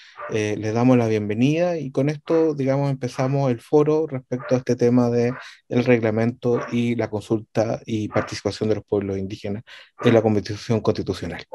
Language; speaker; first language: Spanish; native; Spanish